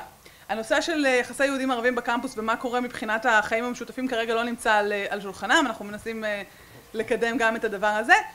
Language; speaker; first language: Hebrew; native; Hebrew